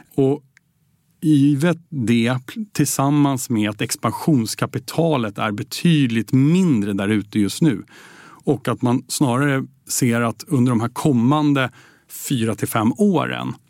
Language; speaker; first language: Swedish; native; Swedish